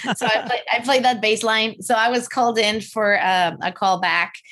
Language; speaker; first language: English; non-native, fluent; Spanish